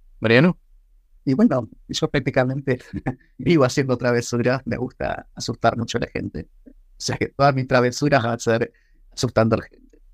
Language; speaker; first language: Spanish; native; Spanish